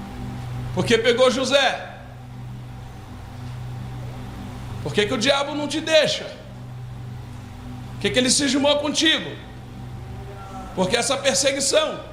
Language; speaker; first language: Portuguese; native; Portuguese